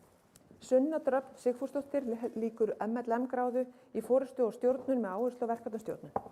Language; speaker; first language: Icelandic; native; Icelandic